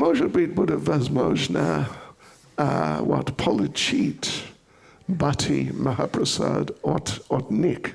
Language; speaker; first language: Russian; non-native, learner; English